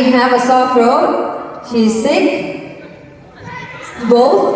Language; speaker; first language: English; non-native, learner; Thai